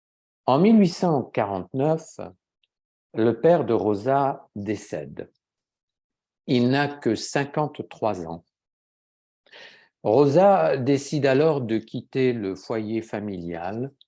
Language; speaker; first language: French; native; French